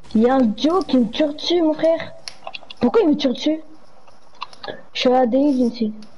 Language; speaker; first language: French; native; French